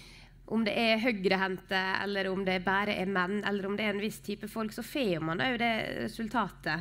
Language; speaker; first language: Norwegian; native; Norwegian